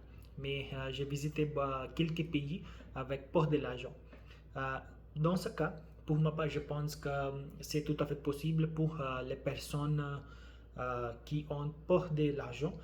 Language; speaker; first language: French; non-native, learner; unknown